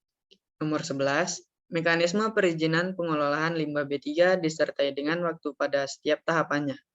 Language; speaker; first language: Indonesian; native; Indonesian